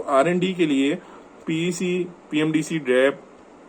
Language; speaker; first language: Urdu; non-native, local second language; Punjabi